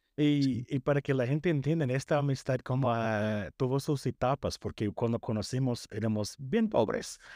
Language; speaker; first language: Spanish; non-native, fluent; English